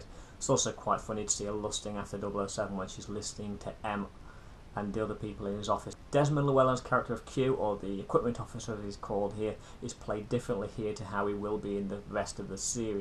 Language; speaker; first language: English; native; English